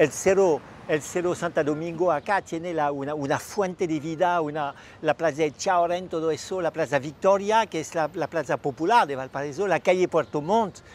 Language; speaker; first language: Spanish; non-native, fluent; French